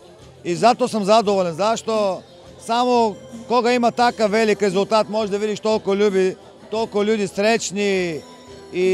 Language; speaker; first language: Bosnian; non-native, learner; Bulgarian